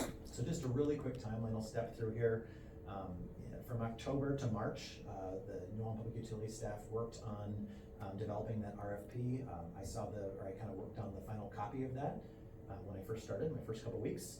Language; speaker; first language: English; native; English